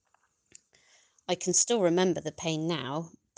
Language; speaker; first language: English; native; English